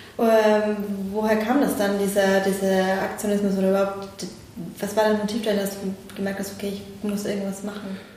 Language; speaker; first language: German; early bilingual, other home language; Persian